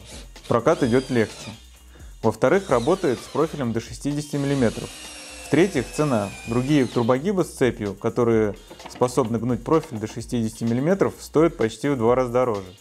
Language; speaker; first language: Russian; native; Russian